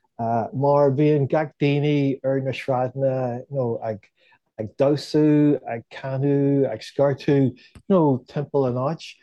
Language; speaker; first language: Irish; non-native, local second language; English